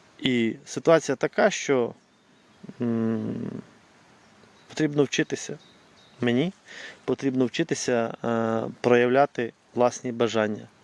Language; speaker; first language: Ukrainian; non-native, local second language; Russian